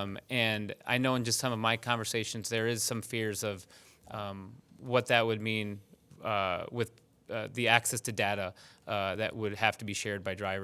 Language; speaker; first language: English; early bilingual, other home language; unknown